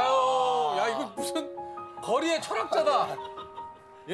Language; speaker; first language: Korean; native; Korean